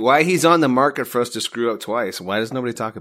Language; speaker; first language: English; native; English